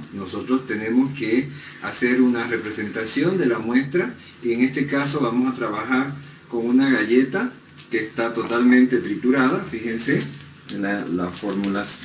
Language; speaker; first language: Spanish; native; Spanish